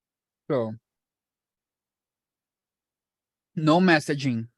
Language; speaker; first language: English; non-native, fluent; Portuguese